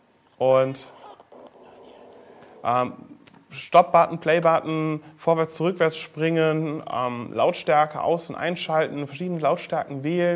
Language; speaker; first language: German; native; German